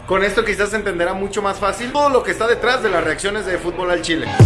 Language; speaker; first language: Spanish; native; Spanish